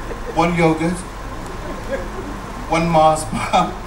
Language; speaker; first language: English; native; English